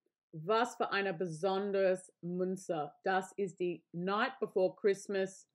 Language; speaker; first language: German; non-native, learner; English